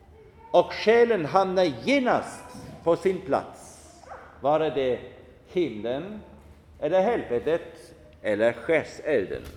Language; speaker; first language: Swedish; non-native, fluent; German